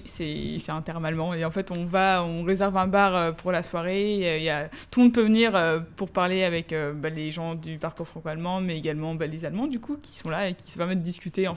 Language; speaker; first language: French; native; French